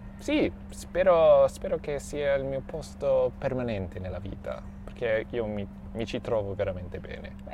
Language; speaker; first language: Italian; non-native, fluent; English